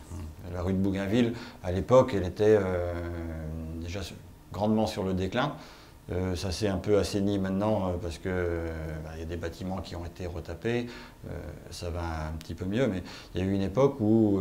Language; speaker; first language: French; native; French